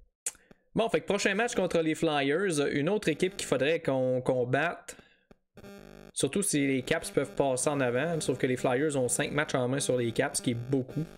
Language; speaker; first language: French; native; French